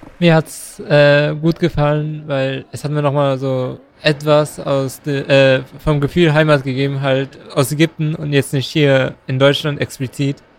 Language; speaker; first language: German; early bilingual, other home language; Arabic